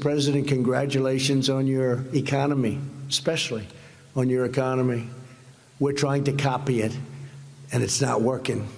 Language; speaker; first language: English; native; English